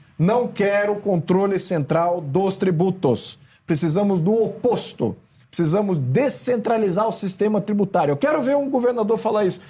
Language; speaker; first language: Portuguese; native; Portuguese